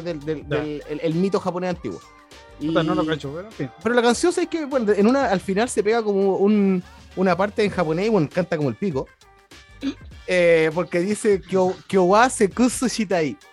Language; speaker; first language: Spanish; native; Spanish